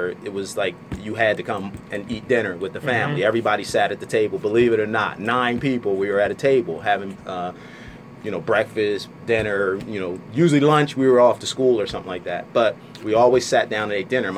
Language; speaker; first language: English; native; English